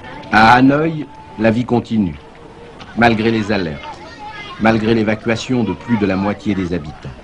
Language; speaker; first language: French; native; French